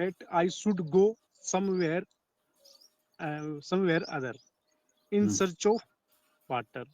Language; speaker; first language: English; non-native, learner; Hindi